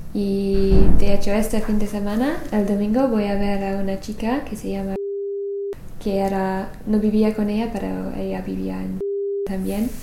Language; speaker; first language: Spanish; non-native, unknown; English